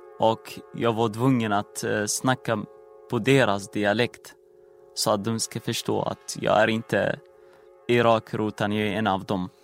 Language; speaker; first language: Swedish; non-native, fluent; Arabic